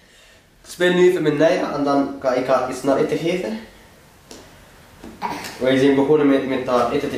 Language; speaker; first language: Dutch; non-native, learner; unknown